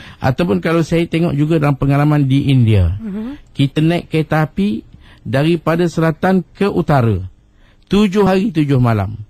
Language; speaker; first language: Malay; native; Malay